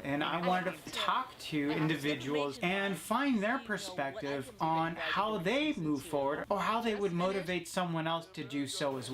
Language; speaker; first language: English; native; English